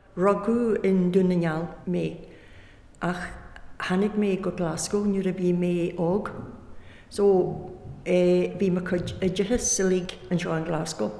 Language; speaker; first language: Irish; non-native, fluent; English